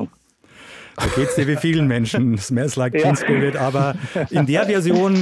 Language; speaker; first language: German; native; German